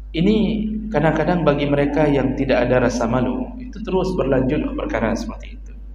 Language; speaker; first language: Malay; non-native, local second language; Achinese